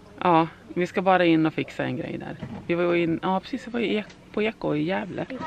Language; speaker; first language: Swedish; native; Swedish